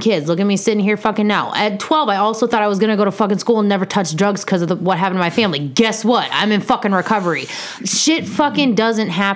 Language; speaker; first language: English; native; English